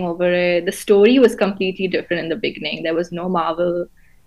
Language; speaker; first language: English; non-native, local second language; Hindi